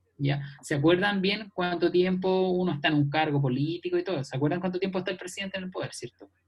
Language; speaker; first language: Spanish; native; Spanish